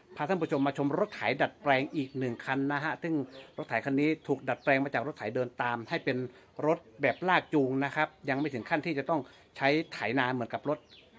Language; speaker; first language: Thai; non-native, local second language; Northeastern Thai